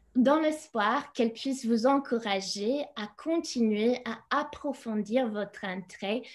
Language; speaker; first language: French; non-native, fluent; English